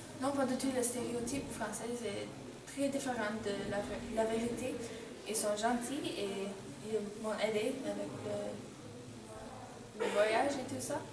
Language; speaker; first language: French; non-native, learner; English